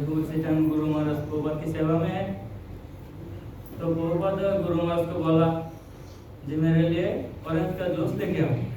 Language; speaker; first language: Hindi; non-native, local second language; Bangla